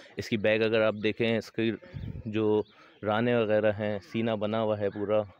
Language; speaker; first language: Urdu; native; Urdu